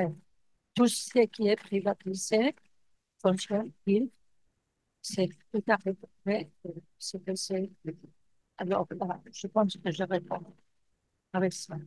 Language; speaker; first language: French; non-native, fluent; Spanish